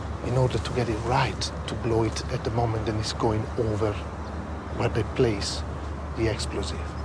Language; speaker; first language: English; non-native, fluent; Italian